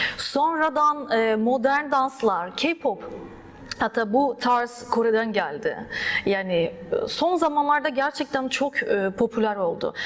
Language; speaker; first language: Turkish; early bilingual, other home language; Russian